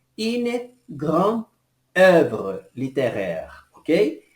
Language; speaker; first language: French; non-native, fluent; Portuguese